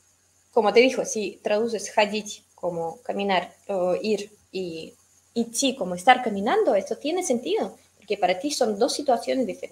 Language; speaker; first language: Spanish; non-native, fluent; Russian